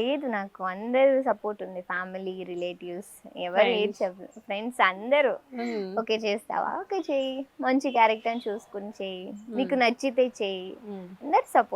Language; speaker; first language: Telugu; non-native, learner; Kannada